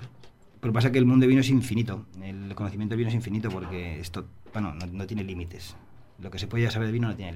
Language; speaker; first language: Spanish; native; Spanish